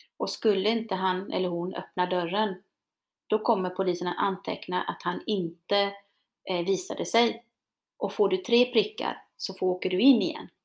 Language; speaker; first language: Swedish; early bilingual, other home language; Spanish